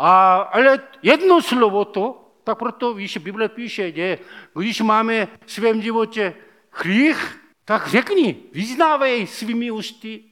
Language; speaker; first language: Czech; non-native, learner; Korean